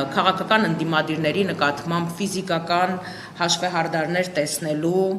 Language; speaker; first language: Armenian; native; Armenian